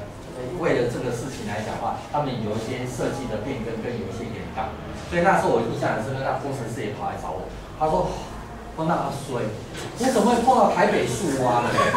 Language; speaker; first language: Chinese; native; Chinese